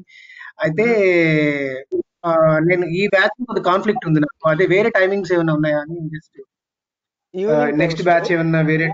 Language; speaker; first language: Telugu; native; Telugu